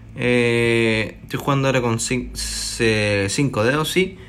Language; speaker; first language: Spanish; native; Spanish